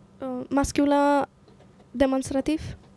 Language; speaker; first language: French; non-native, learner; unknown